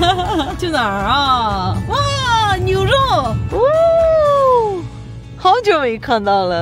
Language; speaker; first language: Chinese; non-native, learner; Armenian